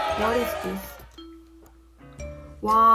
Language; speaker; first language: English; non-native, learner; Korean